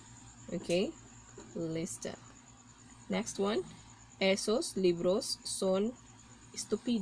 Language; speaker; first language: Spanish; non-native, learner; Cebuano